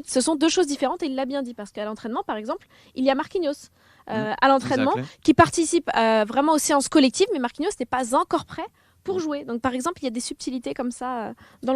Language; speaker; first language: French; native; French